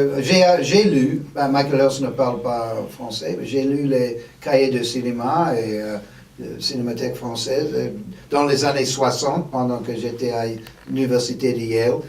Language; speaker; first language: French; non-native, fluent; English